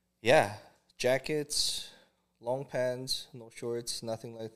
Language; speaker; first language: English; non-native, fluent; Korean